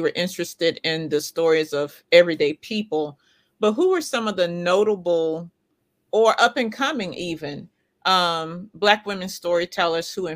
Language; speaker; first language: English; native; English